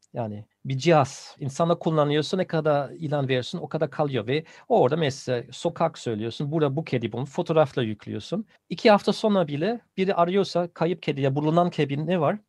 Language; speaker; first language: Turkish; non-native, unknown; German